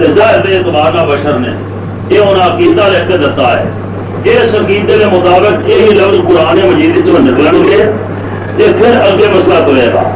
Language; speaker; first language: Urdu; non-native, local second language; Punjabi